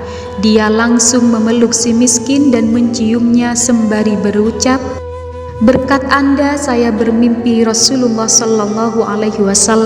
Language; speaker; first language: Indonesian; native; Indonesian